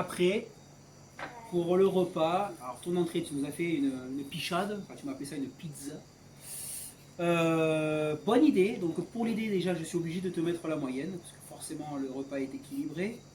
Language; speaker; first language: French; native; French